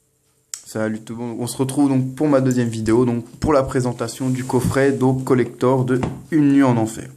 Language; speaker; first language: French; native; French